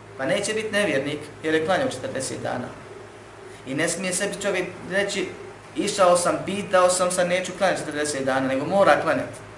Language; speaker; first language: Bosnian; native; Bosnian